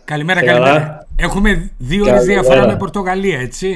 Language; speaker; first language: Greek; native; Greek